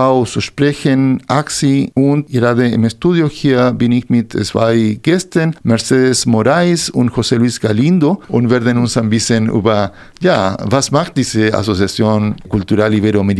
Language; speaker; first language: German; non-native, fluent; Spanish